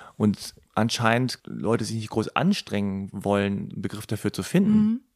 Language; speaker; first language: German; native; German